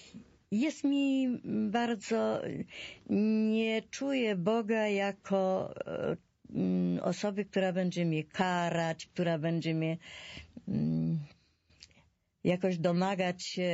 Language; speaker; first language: Polish; native; Polish